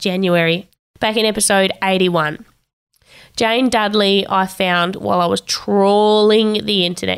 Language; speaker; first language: English; native; English